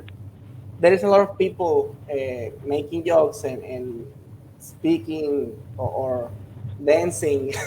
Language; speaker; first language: English; non-native, learner; Spanish